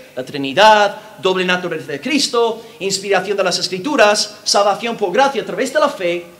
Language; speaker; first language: Spanish; non-native, fluent; English